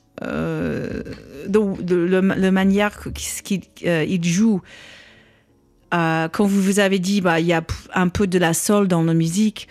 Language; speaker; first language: French; non-native, learner; English